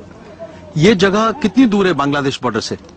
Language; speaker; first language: Hindi; native; Hindi